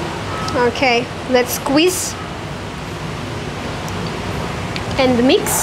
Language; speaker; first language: English; non-native, fluent; Kazakh